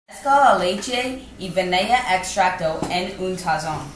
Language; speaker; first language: Spanish; non-native, learner; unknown